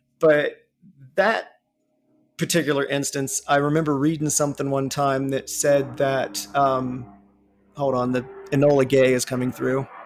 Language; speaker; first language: English; native; English